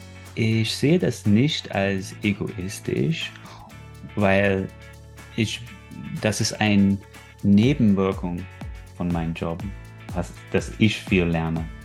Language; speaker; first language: German; non-native, fluent; English